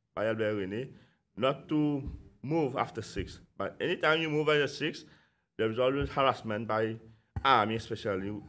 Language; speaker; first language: English; non-native, local second language; Seselwa Creole French